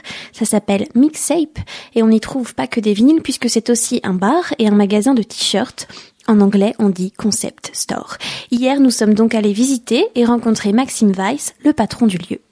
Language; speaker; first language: French; native; French